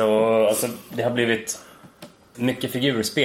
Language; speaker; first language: Swedish; native; Swedish